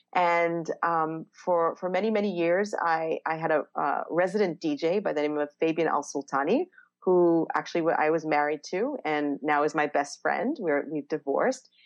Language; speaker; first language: English; non-native, fluent; Hebrew